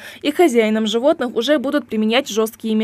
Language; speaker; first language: Russian; native; Russian